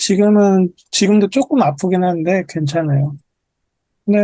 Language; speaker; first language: Korean; native; Korean